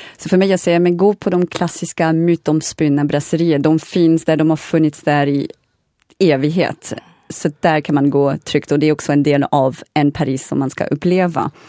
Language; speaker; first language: Swedish; non-native, fluent; French